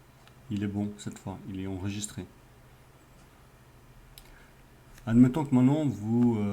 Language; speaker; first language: French; native; French